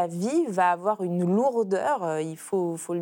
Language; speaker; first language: French; native; French